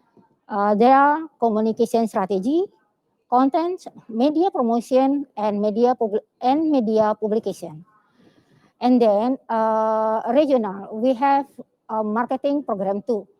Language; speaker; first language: English; non-native, learner; Indonesian